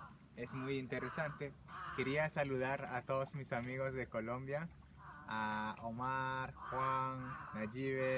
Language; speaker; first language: Spanish; non-native, fluent; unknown